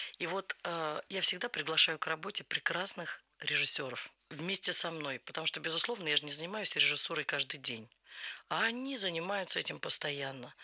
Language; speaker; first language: Russian; native; Russian